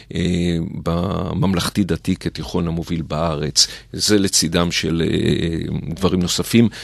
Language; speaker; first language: Hebrew; native; Hebrew